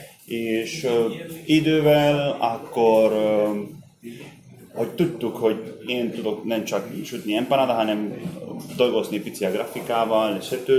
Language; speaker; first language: Hungarian; non-native, learner; Spanish